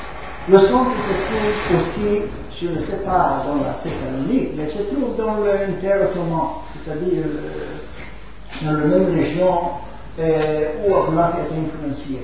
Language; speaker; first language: French; non-native, fluent; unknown